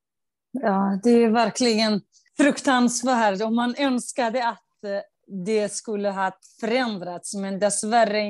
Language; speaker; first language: Swedish; non-native, fluent; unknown